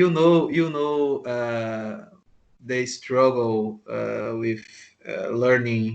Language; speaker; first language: English; non-native, learner; Portuguese